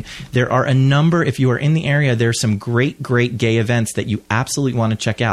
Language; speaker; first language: English; native; English